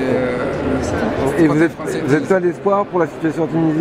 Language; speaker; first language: French; native; French